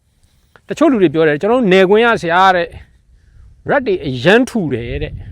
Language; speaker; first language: Burmese; native; Burmese